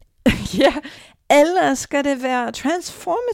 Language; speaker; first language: Danish; non-native, fluent; English